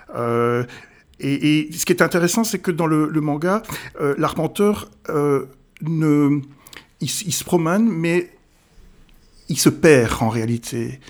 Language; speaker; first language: French; native; French